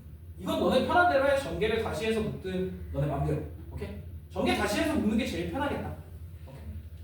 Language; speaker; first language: Korean; native; Korean